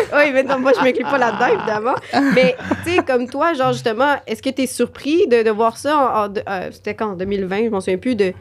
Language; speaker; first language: French; native; French